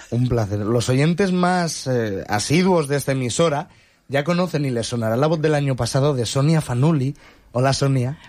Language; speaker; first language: Spanish; native; Spanish